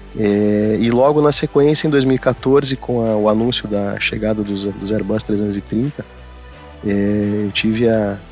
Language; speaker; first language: Portuguese; native; Portuguese